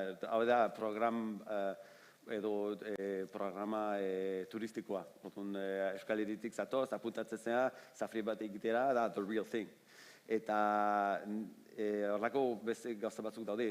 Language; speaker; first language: Basque; non-native, fluent; French